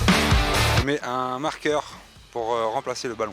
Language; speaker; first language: French; native; French